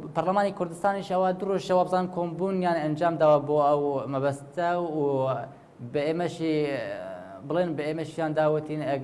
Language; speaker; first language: Central Kurdish; non-native, local second language; Kurdish